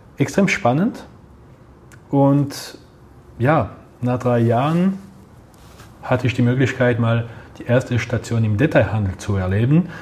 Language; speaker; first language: German; non-native, local second language; French